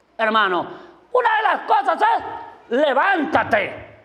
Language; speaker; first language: Spanish; native; Spanish